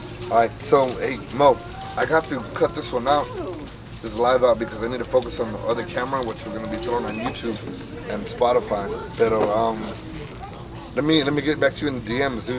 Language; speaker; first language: English; early bilingual, other home language; Spanish